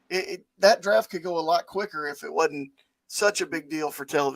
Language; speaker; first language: English; native; English